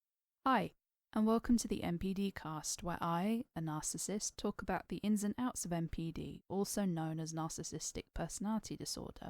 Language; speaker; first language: English; native; English